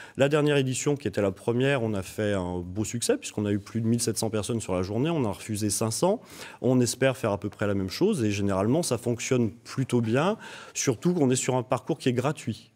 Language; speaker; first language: French; native; French